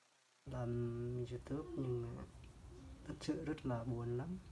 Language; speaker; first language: Vietnamese; non-native, local second language; Jarai